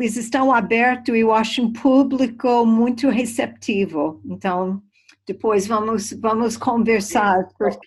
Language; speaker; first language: Portuguese; non-native, fluent; English